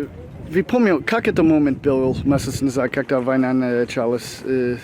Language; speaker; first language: Russian; non-native, learner; English